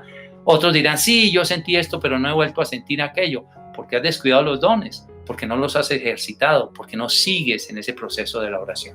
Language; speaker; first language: Spanish; native; Spanish